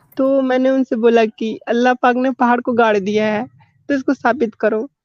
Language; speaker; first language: Hindi; native; Hindi